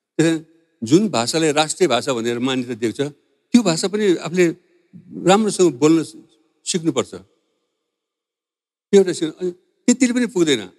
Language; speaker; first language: Nepali; non-native, local second language; Newari